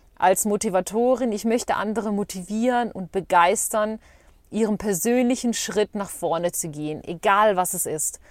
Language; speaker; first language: German; early bilingual, other home language; Bosnian